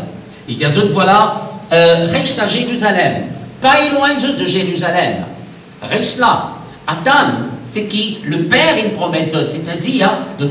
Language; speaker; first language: French; non-native, local second language; Morisyen